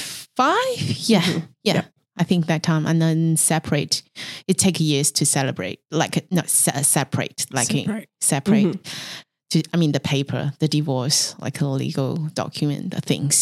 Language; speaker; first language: English; non-native, fluent; Chinese